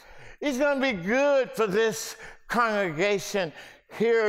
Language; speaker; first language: English; early bilingual, other home language; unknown